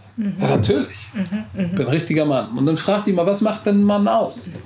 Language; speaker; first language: German; native; German